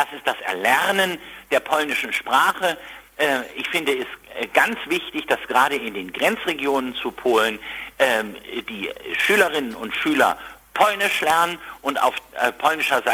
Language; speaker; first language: German; native; German